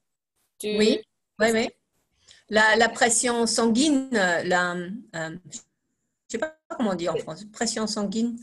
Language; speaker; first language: French; non-native, fluent; German